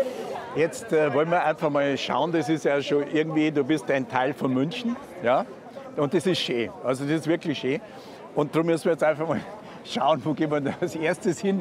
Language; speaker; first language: German; native; German